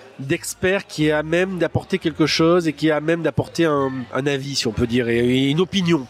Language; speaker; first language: French; native; French